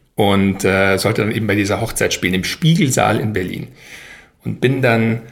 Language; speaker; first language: German; native; German